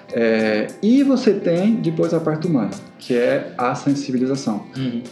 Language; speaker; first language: Portuguese; non-native, fluent; French